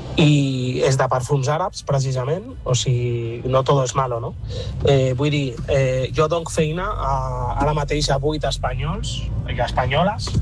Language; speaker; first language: Catalan; early bilingual, other home language; Arabic